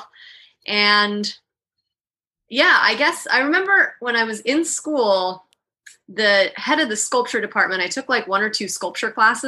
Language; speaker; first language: English; native; English